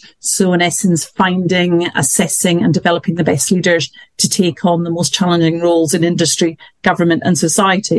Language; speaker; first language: English; native; English